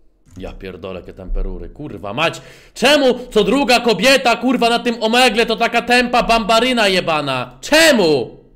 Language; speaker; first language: Polish; native; Polish